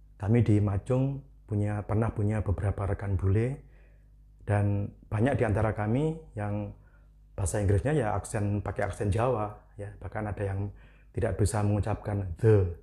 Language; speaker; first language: Indonesian; non-native, local second language; Javanese